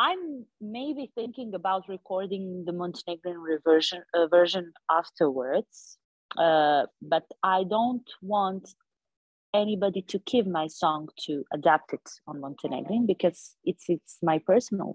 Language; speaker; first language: English; non-native, fluent; Serbian